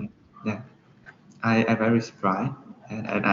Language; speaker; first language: English; non-native, learner; Vietnamese